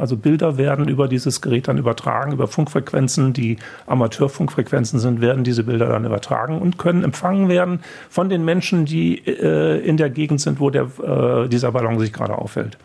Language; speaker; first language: German; native; German